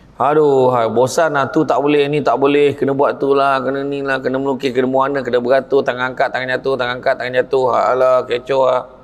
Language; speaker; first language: Malay; native; Malay